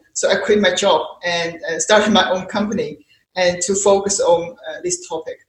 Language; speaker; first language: English; non-native, fluent; Chinese